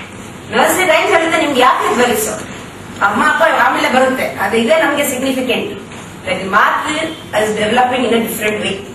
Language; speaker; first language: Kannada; non-native, local second language; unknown